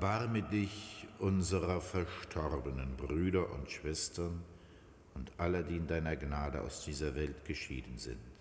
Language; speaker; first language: German; native; German